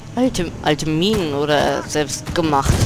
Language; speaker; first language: German; native; German